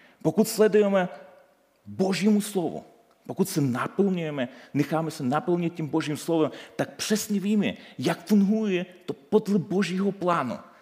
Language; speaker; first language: Czech; non-native, fluent; Ukrainian